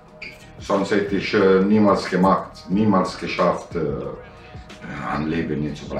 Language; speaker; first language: German; non-native, learner; Italian